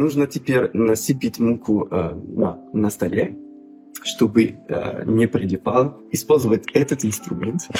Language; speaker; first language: Russian; non-native, fluent; French